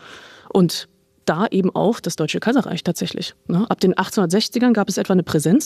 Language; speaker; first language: German; native; German